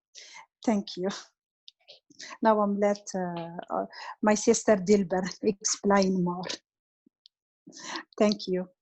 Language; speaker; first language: English; non-native, learner; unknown